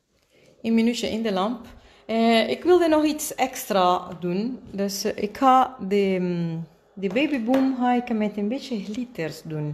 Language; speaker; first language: Dutch; non-native, fluent; Spanish